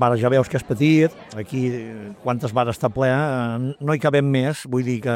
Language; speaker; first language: Catalan; native; Catalan